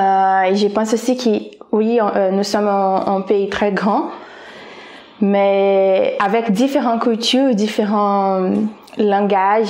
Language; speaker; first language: French; non-native, fluent; Portuguese